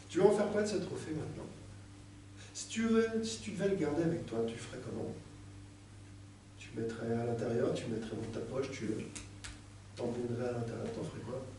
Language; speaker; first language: French; native; French